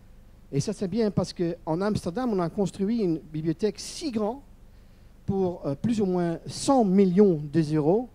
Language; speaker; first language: French; non-native, learner; Dutch